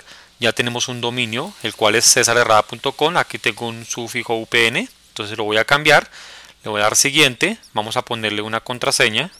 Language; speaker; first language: Spanish; native; Spanish